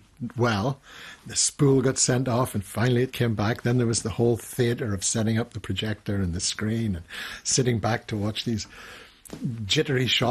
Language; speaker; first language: English; native; English